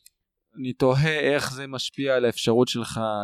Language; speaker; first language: Hebrew; native; Hebrew